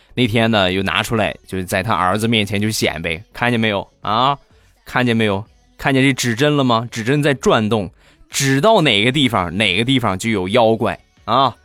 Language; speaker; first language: Chinese; native; Chinese